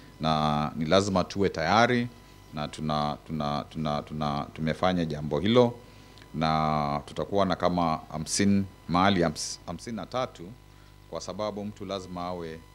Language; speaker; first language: Swahili; non-native, local second language; Kamba